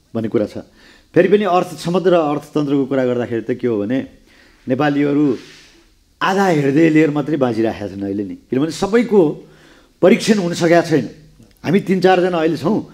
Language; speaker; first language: Nepali; native; Nepali